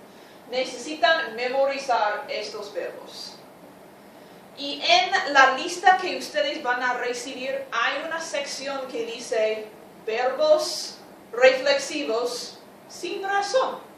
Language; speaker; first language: Spanish; non-native, fluent; English